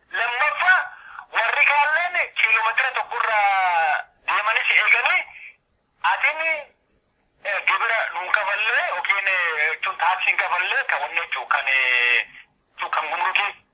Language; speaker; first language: Oromo; native; Oromo